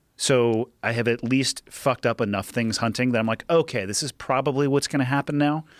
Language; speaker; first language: English; native; English